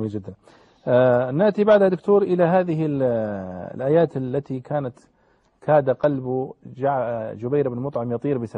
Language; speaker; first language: Arabic; native; Arabic